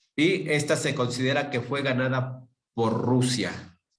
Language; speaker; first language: Spanish; native; Spanish